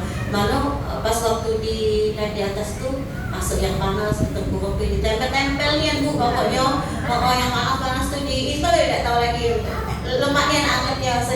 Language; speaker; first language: Indonesian; non-native, local second language; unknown